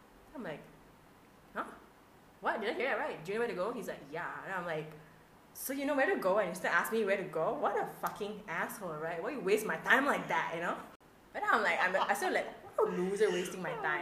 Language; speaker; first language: English; non-native, local second language; Chinese